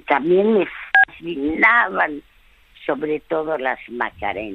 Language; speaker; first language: Spanish; early bilingual, other home language; French